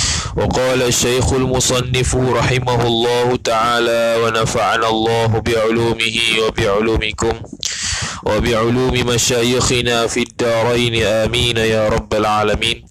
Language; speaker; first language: Arabic; non-native, fluent; Malay